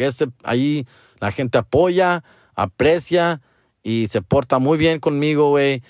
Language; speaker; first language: Spanish; early bilingual, heritage; Spanish